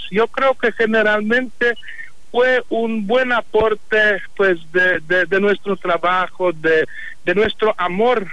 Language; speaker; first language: Spanish; non-native, fluent; Polish